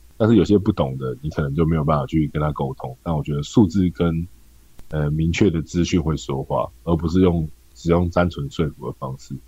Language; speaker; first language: Chinese; native; Chinese